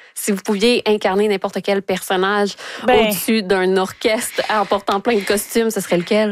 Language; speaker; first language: French; native; French